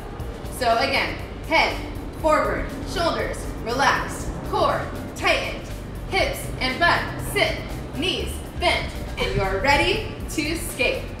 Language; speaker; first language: English; native; English